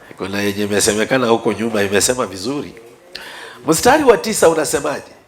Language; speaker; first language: Swahili; non-native, local second language; Luyia